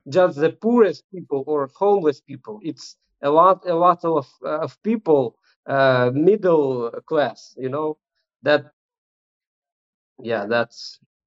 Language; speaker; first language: English; non-native, fluent; Ukrainian